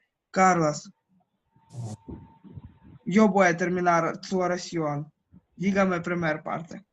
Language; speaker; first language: Spanish; non-native, learner; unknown